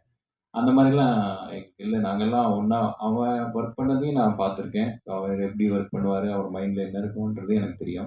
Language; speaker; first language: Tamil; native; Tamil